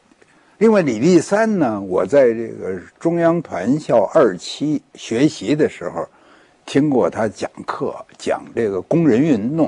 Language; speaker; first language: Chinese; native; Chinese